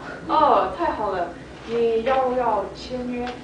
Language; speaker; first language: Chinese; non-native, learner; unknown